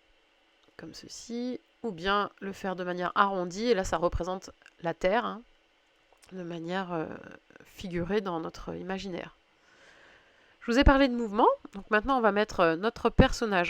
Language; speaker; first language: French; native; French